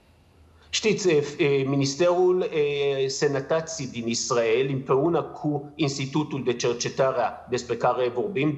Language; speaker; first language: Romanian; non-native, learner; Hebrew